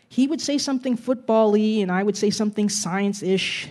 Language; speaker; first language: English; native; English